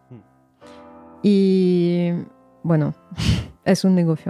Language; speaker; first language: Spanish; non-native, fluent; French